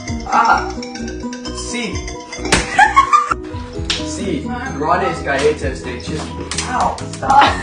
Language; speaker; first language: Spanish; non-native, learner; English